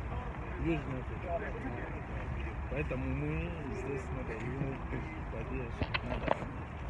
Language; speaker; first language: Russian; non-native, learner; Lingala